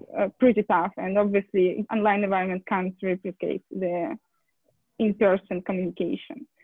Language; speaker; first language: English; non-native, fluent; Russian